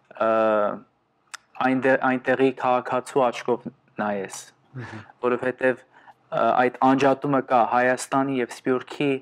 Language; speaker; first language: Armenian; early bilingual, heritage; Armenian